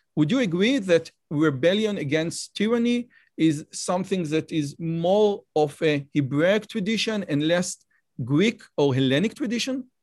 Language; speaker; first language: English; non-native, fluent; Hebrew